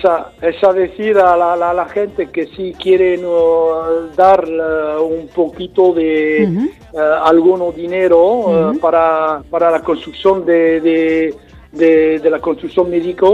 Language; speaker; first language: Spanish; non-native, learner; French